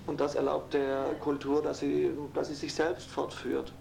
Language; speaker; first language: German; native; German